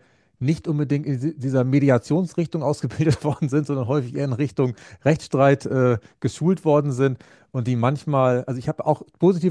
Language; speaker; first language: German; native; German